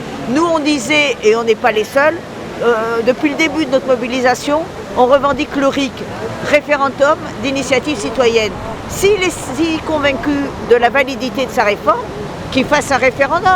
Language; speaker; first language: French; native; French